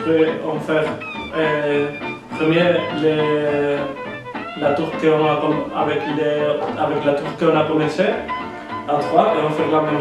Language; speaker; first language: French; non-native, learner; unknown